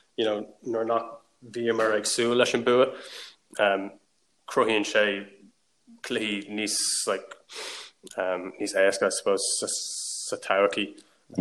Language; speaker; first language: Irish; non-native, local second language; English